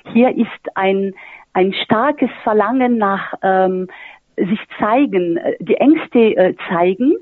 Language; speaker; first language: German; non-native, fluent; French